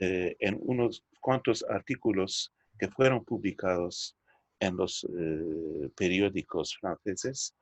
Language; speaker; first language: Spanish; non-native, fluent; Turkish